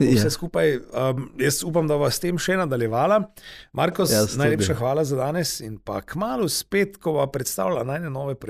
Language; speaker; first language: Slovenian; native; Slovenian